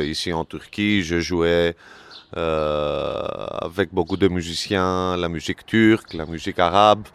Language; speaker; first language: French; non-native, learner; Greek